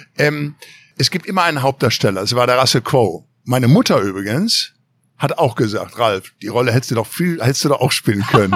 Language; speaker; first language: German; native; German